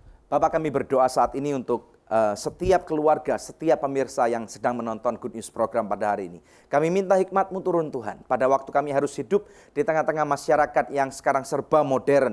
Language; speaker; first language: Indonesian; native; Indonesian